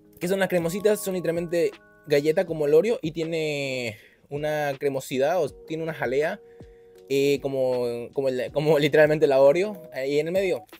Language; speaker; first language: Spanish; native; Spanish